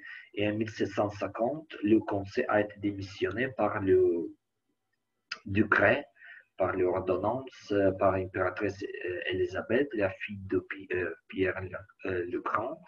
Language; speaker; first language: French; non-native, learner; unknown